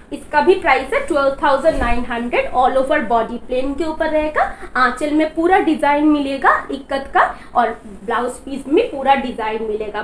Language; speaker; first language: Hindi; non-native, local second language; Bangla